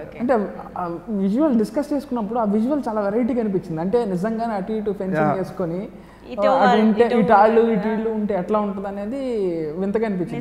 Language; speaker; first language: Telugu; native; Telugu